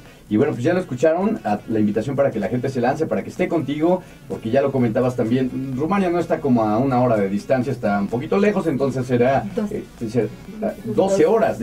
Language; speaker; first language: Spanish; native; Spanish